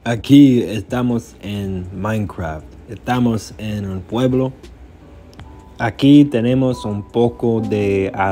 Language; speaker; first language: Spanish; non-native, learner; English